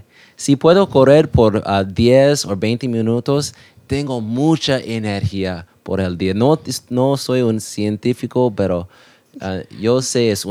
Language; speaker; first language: Spanish; non-native, learner; English